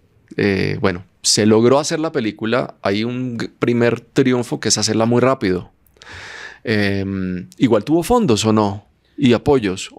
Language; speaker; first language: Spanish; native; Spanish